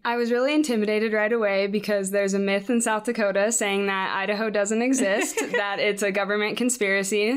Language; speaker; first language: English; native; English